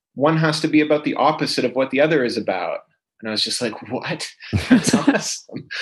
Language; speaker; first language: English; native; English